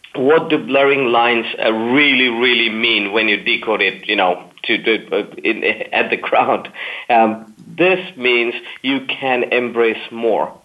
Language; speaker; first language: English; non-native, fluent; German